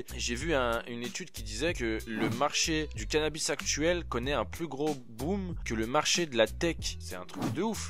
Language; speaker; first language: French; native; French